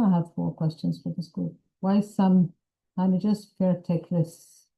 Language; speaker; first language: English; non-native, local second language; Amharic